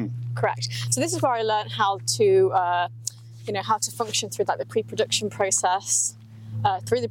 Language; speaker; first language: English; native; English